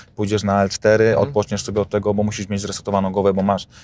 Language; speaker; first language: Polish; native; Polish